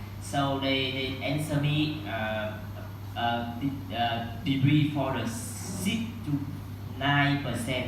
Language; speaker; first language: English; non-native, learner; Vietnamese